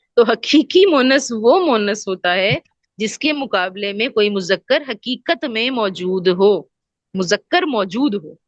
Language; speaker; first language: Urdu; native; Urdu